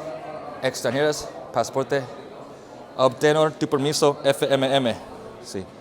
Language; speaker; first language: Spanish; non-native, learner; English